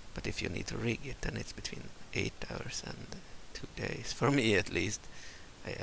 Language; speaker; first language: English; non-native, fluent; Swedish